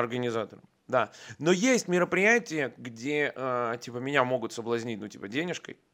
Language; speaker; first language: Russian; native; Russian